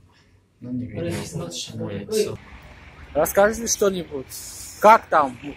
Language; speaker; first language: Russian; non-native, fluent; Tajik